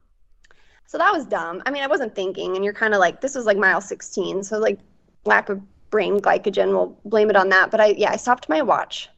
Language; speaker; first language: English; native; English